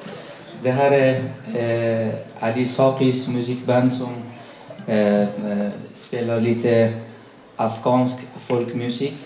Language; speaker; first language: Swedish; non-native, learner; Persian